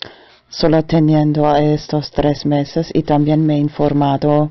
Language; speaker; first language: Spanish; non-native, fluent; German